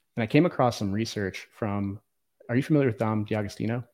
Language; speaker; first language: English; native; English